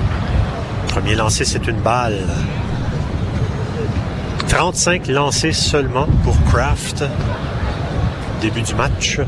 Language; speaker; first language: French; native; French